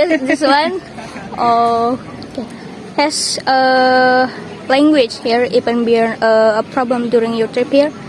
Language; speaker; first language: English; non-native, learner; Indonesian